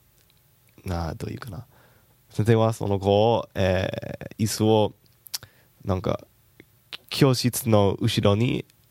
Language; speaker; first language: Japanese; non-native, learner; English